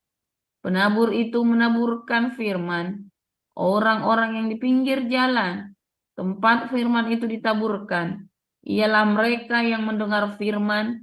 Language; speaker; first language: Indonesian; native; Indonesian